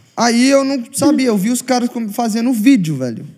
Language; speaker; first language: Portuguese; native; Portuguese